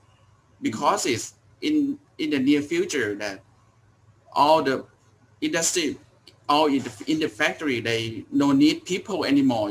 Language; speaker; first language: English; non-native, learner; Thai